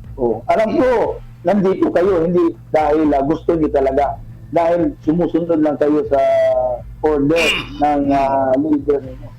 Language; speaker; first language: Filipino; non-native, local second language; Cebuano